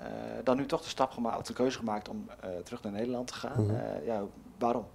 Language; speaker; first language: Dutch; native; Dutch